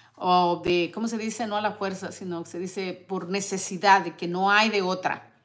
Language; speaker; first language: Spanish; native; Spanish